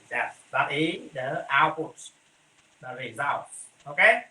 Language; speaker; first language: English; non-native, fluent; Vietnamese